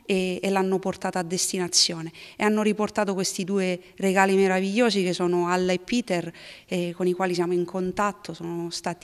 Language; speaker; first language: Italian; native; Italian